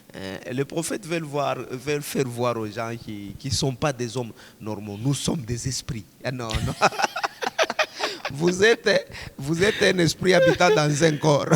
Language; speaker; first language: French; non-native, local second language; Swahili